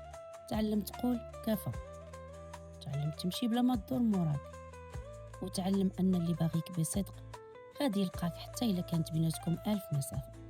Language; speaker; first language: Arabic; native; Arabic